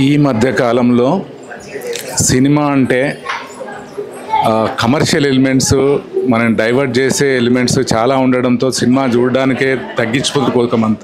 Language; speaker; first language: Telugu; native; Telugu